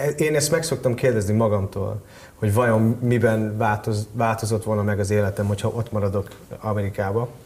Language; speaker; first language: Hungarian; early bilingual, heritage; Hungarian